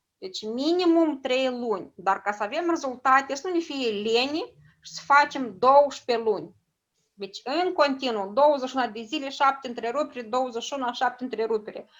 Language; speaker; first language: Romanian; native; Romanian